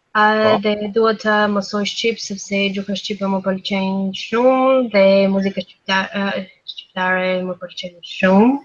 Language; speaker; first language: Albanian; non-native, learner; Bulgarian